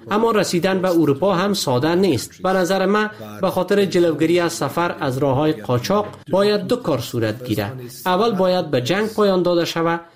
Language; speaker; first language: Persian; native; Persian